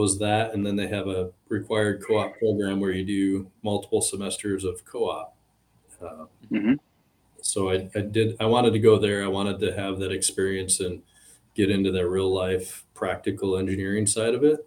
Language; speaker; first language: English; native; English